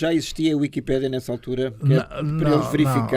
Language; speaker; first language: Portuguese; native; Portuguese